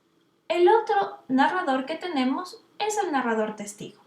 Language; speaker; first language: Spanish; native; Spanish